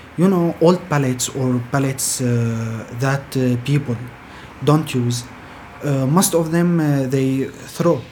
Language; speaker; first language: English; non-native, fluent; Arabic